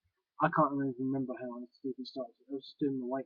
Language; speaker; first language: English; native; English